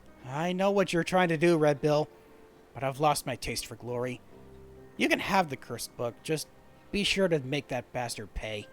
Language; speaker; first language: English; native; English